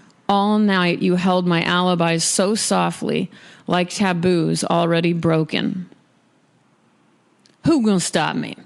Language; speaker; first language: English; native; English